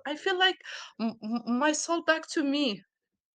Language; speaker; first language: English; non-native, learner; Arabic